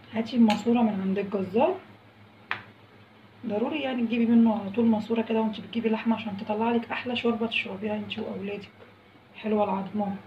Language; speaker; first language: Arabic; native; Arabic